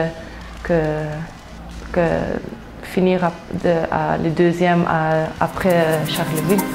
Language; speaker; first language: French; non-native, local second language; Dutch